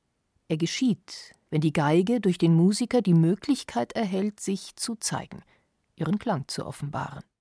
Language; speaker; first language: German; native; German